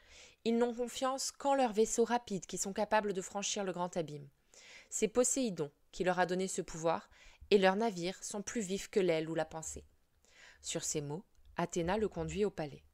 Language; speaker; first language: French; native; French